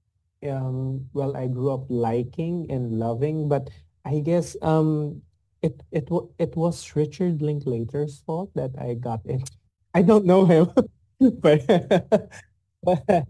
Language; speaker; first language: English; non-native, local second language; Filipino